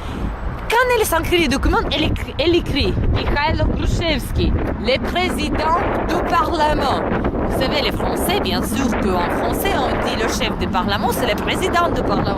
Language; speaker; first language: French; non-native, learner; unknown